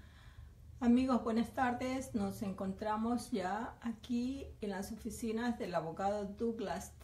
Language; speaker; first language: Spanish; native; Spanish